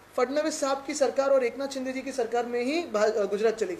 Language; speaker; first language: Hindi; non-native, local second language; Marathi